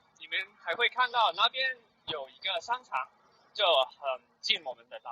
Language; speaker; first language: Chinese; early bilingual, heritage; Chinese